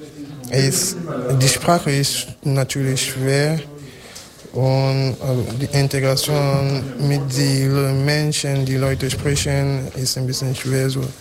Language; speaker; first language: German; non-native, fluent; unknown